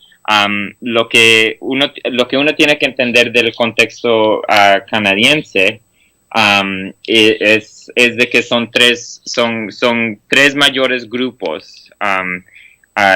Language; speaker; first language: Spanish; non-native, fluent; English